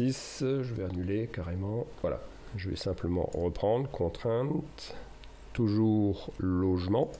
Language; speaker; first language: French; native; French